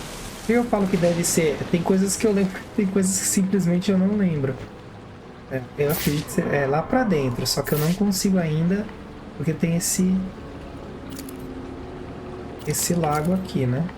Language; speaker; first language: Portuguese; native; Portuguese